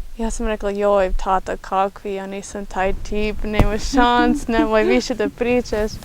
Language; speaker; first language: Bosnian; non-native, fluent; English